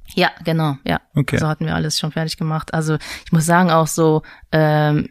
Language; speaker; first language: German; native; German